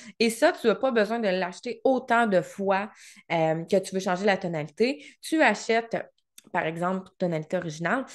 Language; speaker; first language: French; native; French